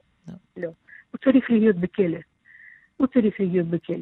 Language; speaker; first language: Hebrew; non-native, learner; Russian